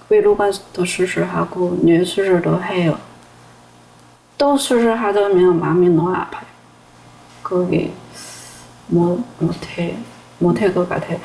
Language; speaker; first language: Korean; non-native, learner; Chinese